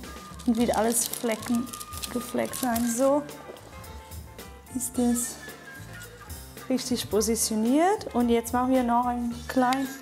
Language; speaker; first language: German; non-native, fluent; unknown